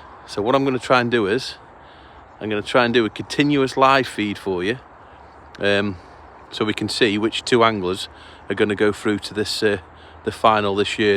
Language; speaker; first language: English; native; English